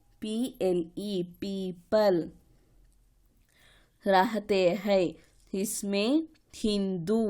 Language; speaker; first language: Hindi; non-native, local second language; Kannada